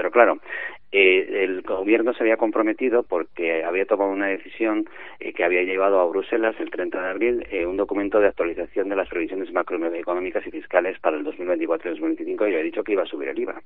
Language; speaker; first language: Spanish; native; Spanish